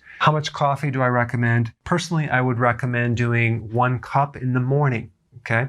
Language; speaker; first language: English; native; English